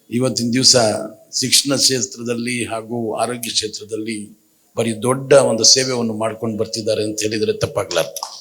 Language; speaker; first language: Kannada; non-native, local second language; Urdu